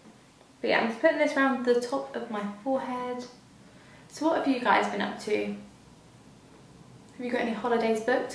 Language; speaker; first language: English; native; English